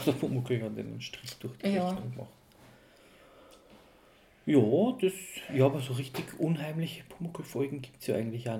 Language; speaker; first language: German; native; German